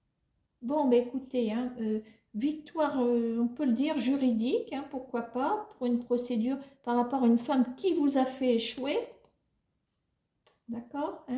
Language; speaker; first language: French; native; French